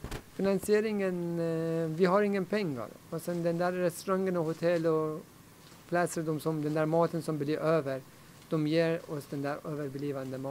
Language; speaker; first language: Swedish; non-native, fluent; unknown